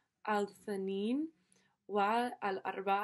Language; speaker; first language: Arabic; non-native, learner; English